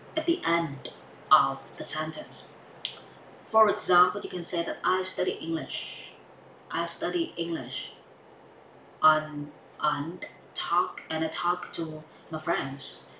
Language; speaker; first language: English; non-native, fluent; Vietnamese